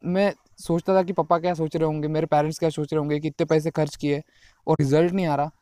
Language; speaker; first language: Hindi; non-native, local second language; Marathi